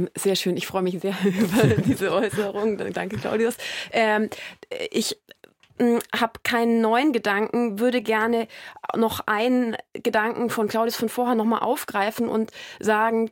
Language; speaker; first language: German; native; German